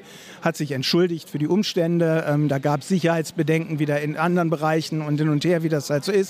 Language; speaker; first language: German; native; German